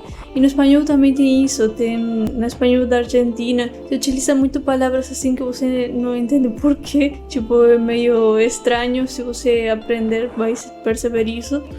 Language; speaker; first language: Portuguese; non-native, fluent; Spanish